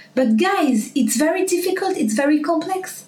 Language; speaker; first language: English; non-native, learner; French